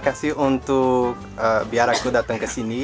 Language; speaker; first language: Indonesian; non-native, fluent; Portuguese